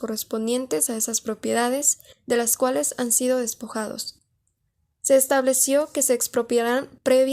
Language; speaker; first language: Spanish; native; Spanish